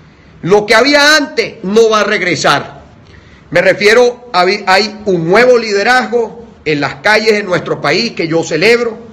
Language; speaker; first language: Spanish; native; Spanish